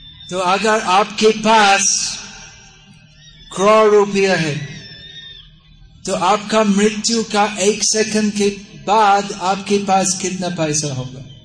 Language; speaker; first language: Hindi; non-native, fluent; English